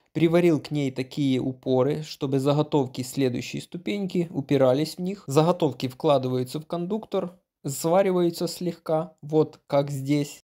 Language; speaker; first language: Russian; non-native, local second language; Ukrainian